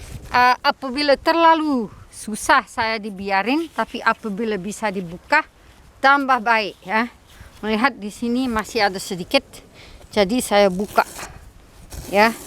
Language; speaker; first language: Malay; non-native, fluent; Dutch